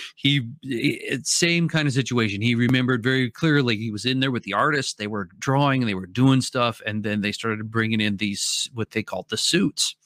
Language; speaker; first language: English; native; English